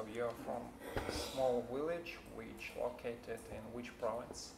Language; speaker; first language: English; non-native, fluent; Vietnamese